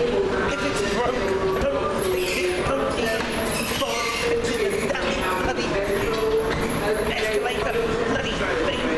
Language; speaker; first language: English; native; English